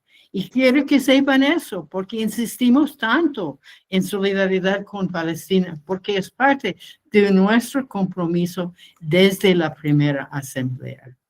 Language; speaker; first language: Spanish; non-native, fluent; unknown